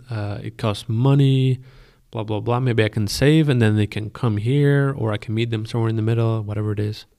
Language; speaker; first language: English; non-native, fluent; Spanish